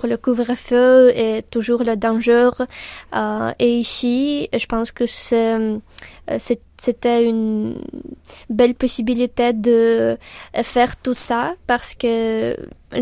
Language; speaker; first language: French; non-native, learner; Ukrainian